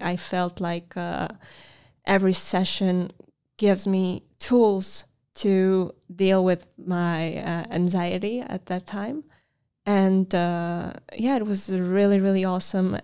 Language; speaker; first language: English; non-native, fluent; Polish